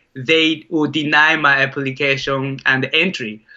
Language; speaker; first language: English; non-native, fluent; Japanese